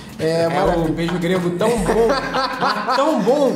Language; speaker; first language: Portuguese; native; Portuguese